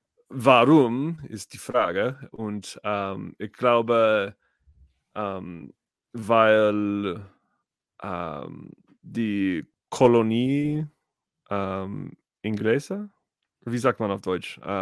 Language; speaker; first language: German; non-native, learner; English